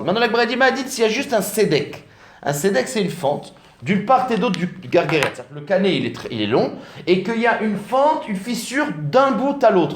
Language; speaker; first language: French; native; French